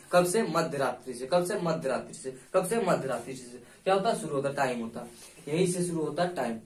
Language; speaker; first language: Hindi; native; Hindi